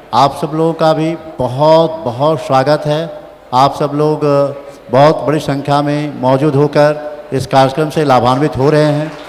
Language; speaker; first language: Hindi; native; Hindi